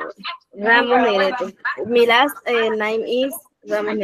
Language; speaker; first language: English; non-native, learner; Spanish